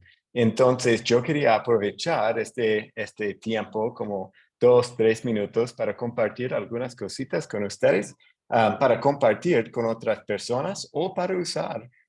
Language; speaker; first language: Spanish; non-native, fluent; English